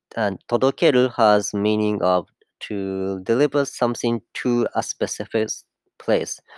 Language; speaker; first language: English; non-native, fluent; Japanese